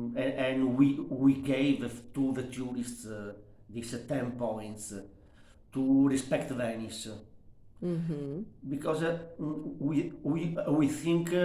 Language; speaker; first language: English; non-native, learner; Italian